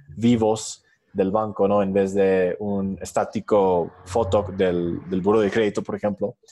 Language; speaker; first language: Spanish; non-native, fluent; English